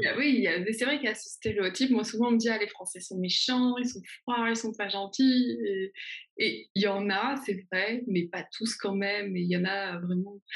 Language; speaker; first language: French; native; French